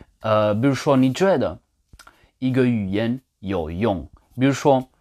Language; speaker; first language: Chinese; non-native, learner; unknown